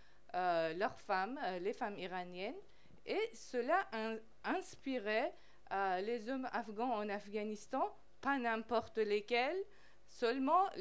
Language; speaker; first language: French; non-native, fluent; Persian